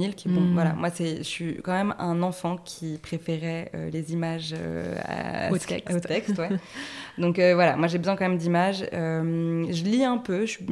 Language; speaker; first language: French; native; French